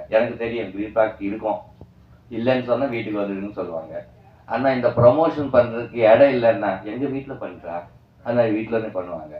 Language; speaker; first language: Tamil; non-native, learner; Telugu